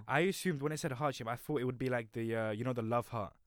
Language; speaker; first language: English; native; English